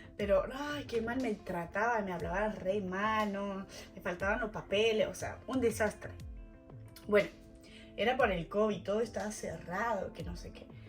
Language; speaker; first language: Spanish; non-native, fluent; French